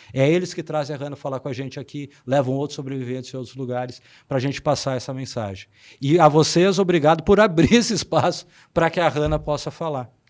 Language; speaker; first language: Portuguese; native; Portuguese